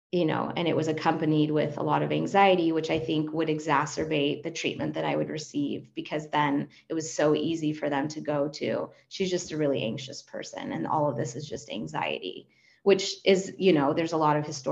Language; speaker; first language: English; non-native, fluent; Spanish